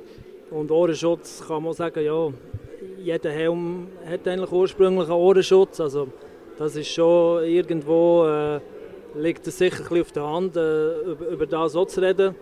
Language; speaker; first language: German; native; German